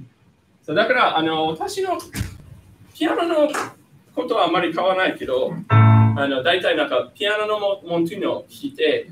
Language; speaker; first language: Japanese; non-native, fluent; English